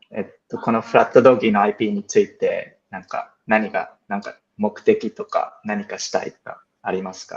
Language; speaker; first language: Japanese; non-native, fluent; English